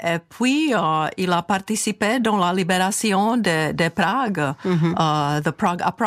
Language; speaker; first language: French; non-native, fluent; Czech